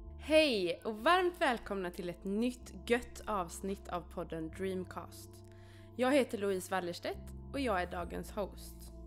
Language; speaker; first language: Swedish; native; Swedish